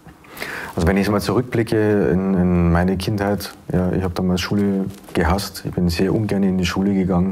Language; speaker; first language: German; native; German